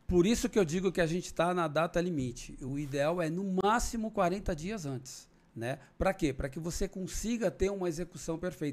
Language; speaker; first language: Portuguese; native; Portuguese